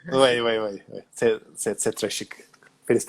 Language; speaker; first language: French; non-native, learner; Turkish